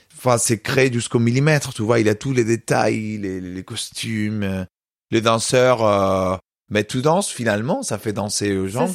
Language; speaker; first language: French; non-native, fluent; Spanish